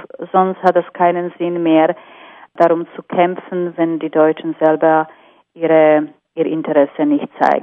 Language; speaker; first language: German; non-native, fluent; Slovak